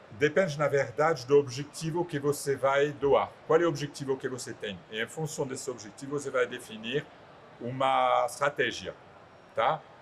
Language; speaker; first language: Portuguese; non-native, fluent; French